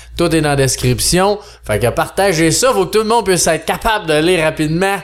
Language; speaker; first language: French; native; French